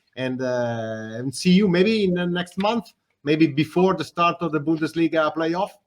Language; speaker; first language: English; non-native, fluent; Italian